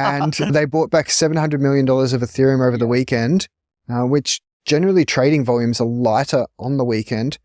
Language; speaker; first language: English; native; English